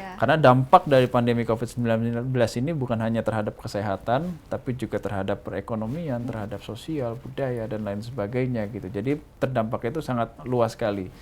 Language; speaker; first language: Indonesian; native; Indonesian